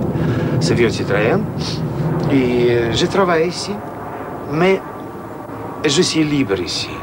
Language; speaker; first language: French; non-native, learner; Russian